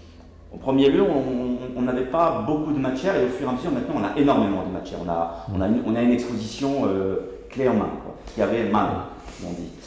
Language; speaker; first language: French; native; French